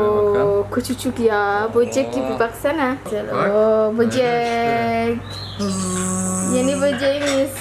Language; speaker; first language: Turkish; non-native, learner; Indonesian